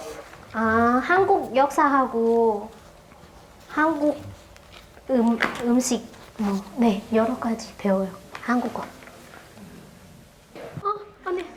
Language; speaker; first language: Korean; non-native, local second language; Lao